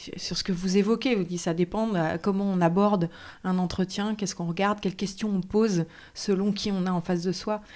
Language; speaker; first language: French; native; French